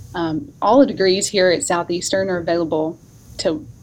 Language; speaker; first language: English; native; English